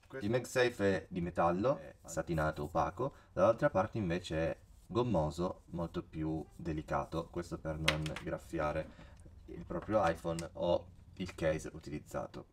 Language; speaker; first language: Italian; native; Italian